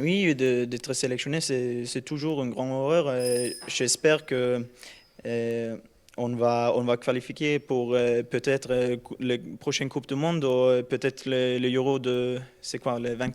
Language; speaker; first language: French; non-native, learner; Norwegian